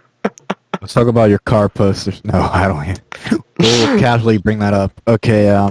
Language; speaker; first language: English; native; English